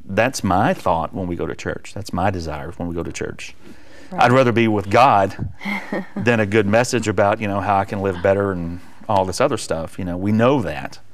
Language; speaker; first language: English; native; English